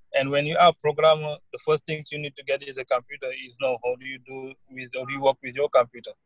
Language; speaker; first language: English; non-native, learner; Wolof